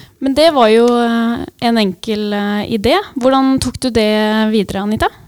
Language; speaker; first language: Norwegian; native; Norwegian